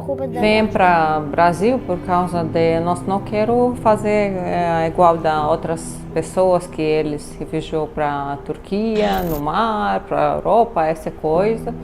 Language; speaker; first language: Portuguese; non-native, learner; Arabic